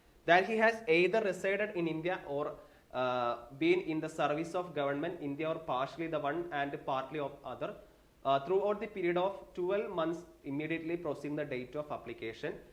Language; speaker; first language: English; non-native, local second language; Malayalam